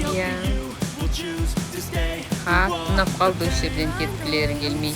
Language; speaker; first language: Kazakh; native; Kazakh